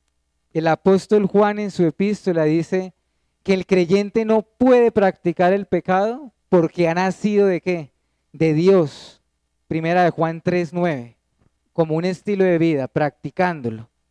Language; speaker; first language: Spanish; native; Spanish